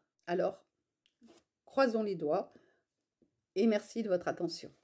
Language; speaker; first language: French; native; French